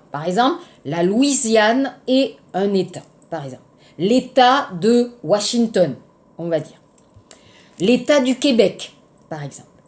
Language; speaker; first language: French; native; French